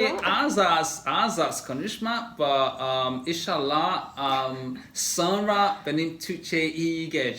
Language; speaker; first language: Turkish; non-native, learner; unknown